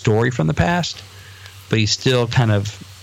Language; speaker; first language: English; native; English